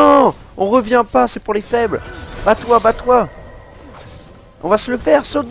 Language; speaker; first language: French; native; French